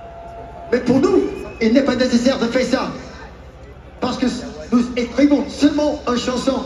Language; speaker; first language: French; non-native, learner; English